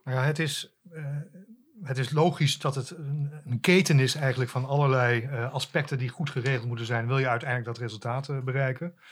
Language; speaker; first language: Dutch; native; Dutch